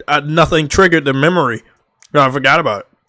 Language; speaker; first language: English; native; English